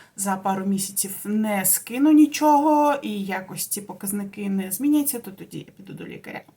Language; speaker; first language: Ukrainian; non-native, local second language; Russian